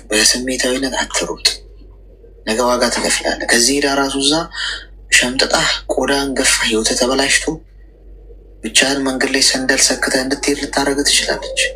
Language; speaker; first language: Amharic; native; Amharic